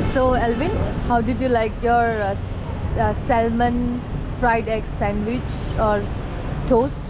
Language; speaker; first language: English; non-native, local second language; Hindi